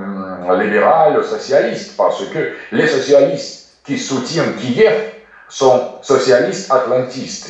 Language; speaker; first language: French; non-native, fluent; Russian